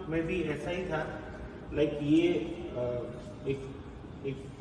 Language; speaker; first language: Hindi; non-native, local second language; Gujarati